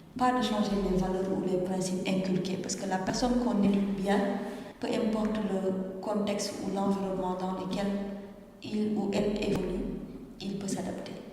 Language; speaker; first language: French; non-native, local second language; Wolof